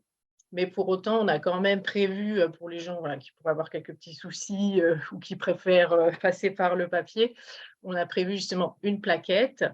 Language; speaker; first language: French; native; French